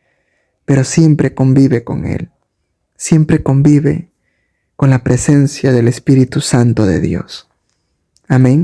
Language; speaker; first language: Spanish; native; Spanish